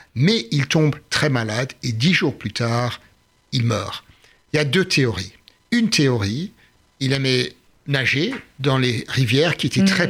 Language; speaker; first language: French; non-native, fluent; English